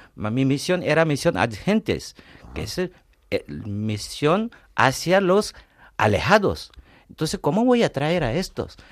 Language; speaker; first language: Spanish; non-native, fluent; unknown